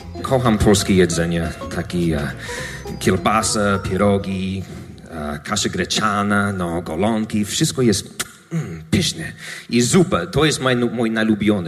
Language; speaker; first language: Polish; non-native, learner; English